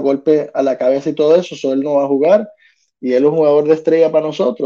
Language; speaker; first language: Spanish; early bilingual, heritage; Spanish